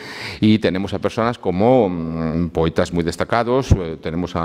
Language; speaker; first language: Spanish; native; Spanish